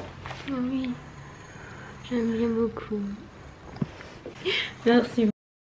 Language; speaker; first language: French; non-native, learner; English